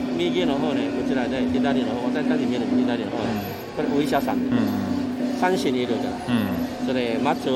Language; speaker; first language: Japanese; non-native, learner; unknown